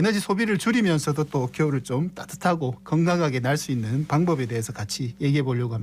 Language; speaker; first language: Korean; native; Korean